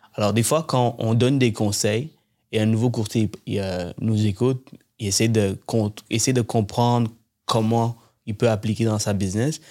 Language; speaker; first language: French; early bilingual, other home language; Tamil